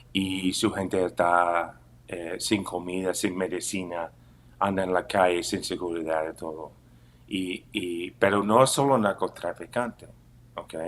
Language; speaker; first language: Spanish; non-native, fluent; English